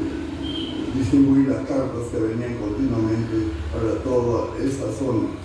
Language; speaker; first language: Spanish; native; Spanish